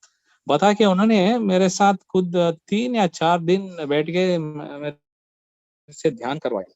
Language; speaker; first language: Hindi; non-native, local second language; Kannada